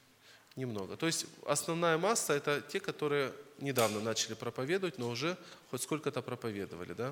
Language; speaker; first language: Russian; native; Russian